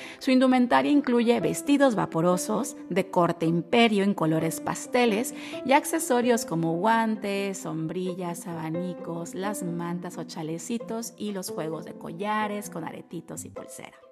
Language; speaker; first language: Spanish; native; Spanish